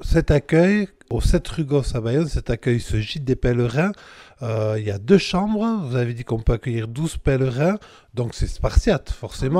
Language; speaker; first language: French; native; French